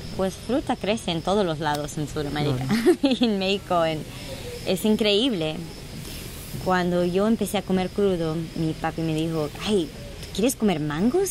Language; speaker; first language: Spanish; early bilingual, heritage; Spanish